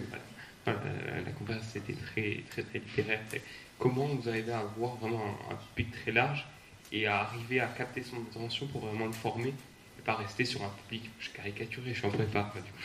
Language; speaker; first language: French; native; French